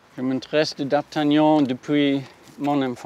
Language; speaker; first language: French; non-native, learner; German